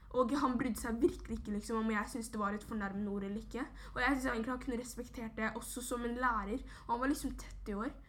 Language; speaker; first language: Norwegian; early bilingual, other home language; Somali